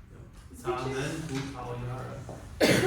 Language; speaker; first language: Chinese; non-native, learner; Portuguese